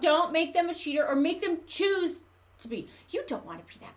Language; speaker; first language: English; native; English